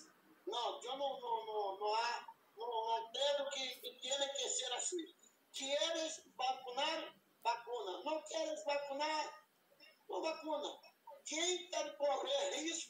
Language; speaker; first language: Spanish; non-native, learner; Portuguese